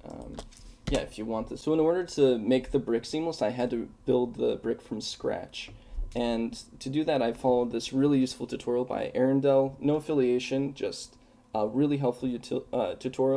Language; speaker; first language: English; native; English